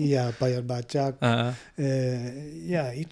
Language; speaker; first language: Indonesian; non-native, learner; German